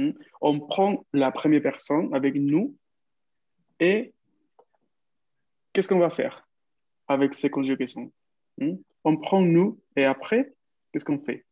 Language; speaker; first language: French; non-native, fluent; Spanish